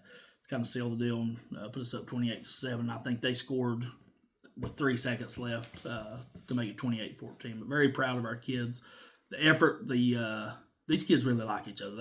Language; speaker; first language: English; native; English